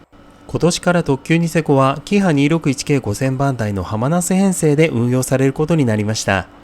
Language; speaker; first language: Japanese; native; Japanese